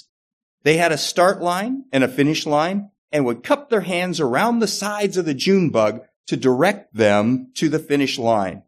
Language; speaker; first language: English; native; English